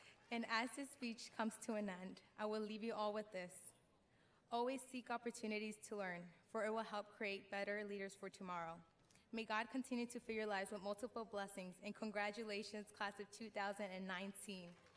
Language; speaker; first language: English; early bilingual, other home language; Spanish